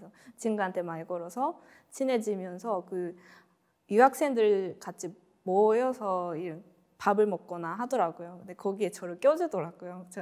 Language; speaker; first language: Korean; non-native, fluent; Japanese